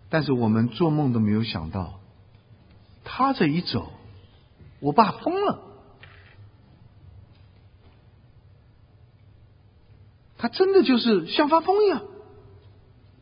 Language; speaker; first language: Chinese; native; Chinese